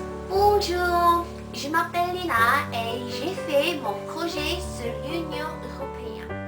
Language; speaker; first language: French; non-native, learner; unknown